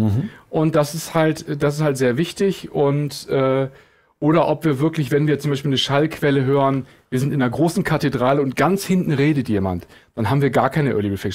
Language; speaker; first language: German; native; German